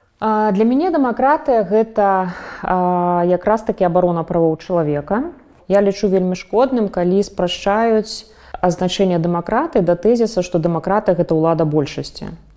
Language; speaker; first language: Belarusian; native; Belarusian